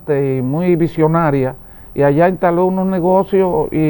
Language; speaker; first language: Spanish; native; Spanish